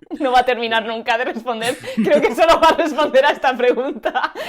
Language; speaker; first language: Spanish; native; Spanish